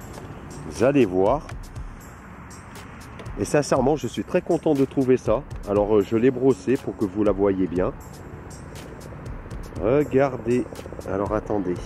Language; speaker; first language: French; native; French